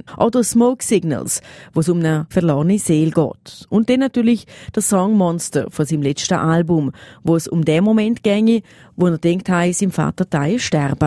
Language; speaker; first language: German; native; German